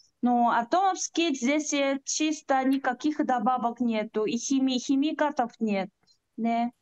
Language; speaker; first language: Russian; non-native, learner; Korean